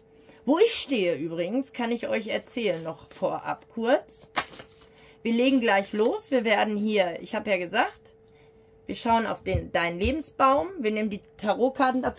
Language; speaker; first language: German; native; German